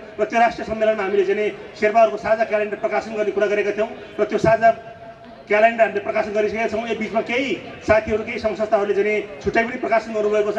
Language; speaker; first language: Nepali; non-native, local second language; Sherpa